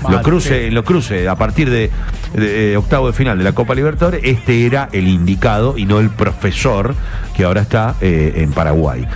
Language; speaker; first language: Spanish; native; Spanish